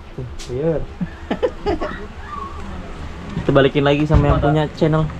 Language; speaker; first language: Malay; non-native, local second language; Sundanese